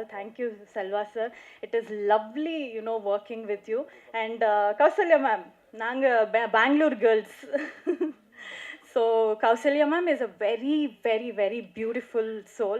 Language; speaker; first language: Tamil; non-native, learner; Kannada